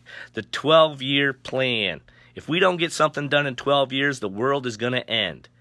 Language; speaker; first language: English; native; English